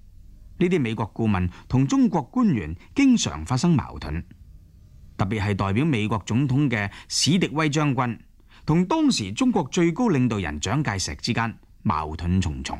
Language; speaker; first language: Chinese; non-native, local second language; Cantonese